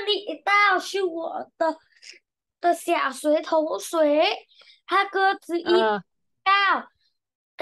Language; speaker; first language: Chinese; non-native, learner; Vietnamese